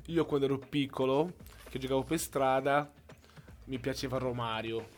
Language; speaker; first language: Italian; non-native, fluent; Portuguese